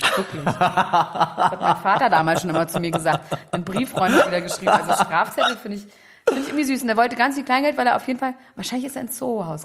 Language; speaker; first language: German; native; German